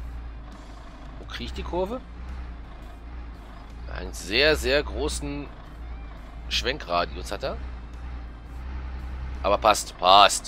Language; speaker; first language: German; native; German